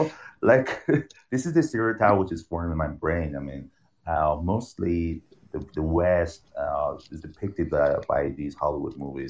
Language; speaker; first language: English; non-native, fluent; Persian